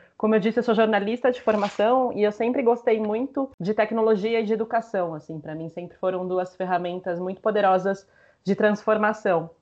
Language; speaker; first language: Portuguese; early bilingual, other home language; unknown